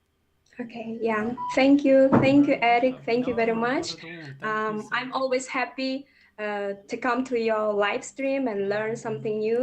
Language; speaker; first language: English; non-native, fluent; Russian